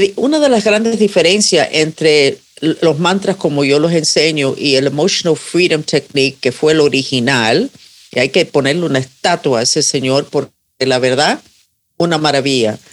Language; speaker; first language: Spanish; non-native, fluent; English